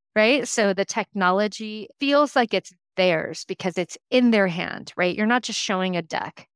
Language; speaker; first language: English; native; English